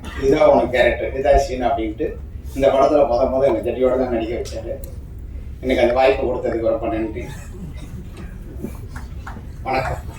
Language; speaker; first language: Tamil; native; Tamil